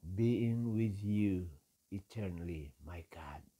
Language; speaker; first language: English; non-native, local second language; Iloko